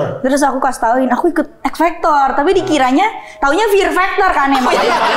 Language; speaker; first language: Indonesian; native; Indonesian